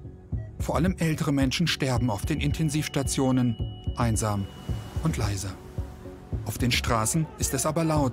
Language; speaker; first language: German; native; German